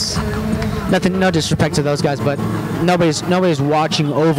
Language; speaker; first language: English; native; English